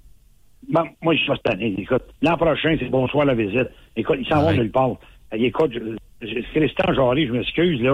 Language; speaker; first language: French; native; French